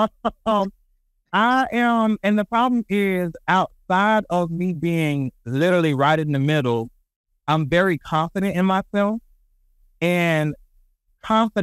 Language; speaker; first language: English; native; English